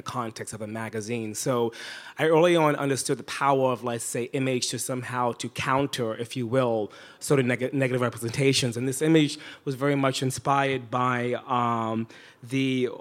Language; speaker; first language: English; native; English